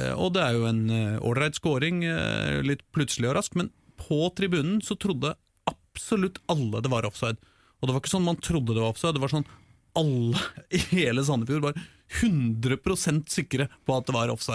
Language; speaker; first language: Norwegian; native; Norwegian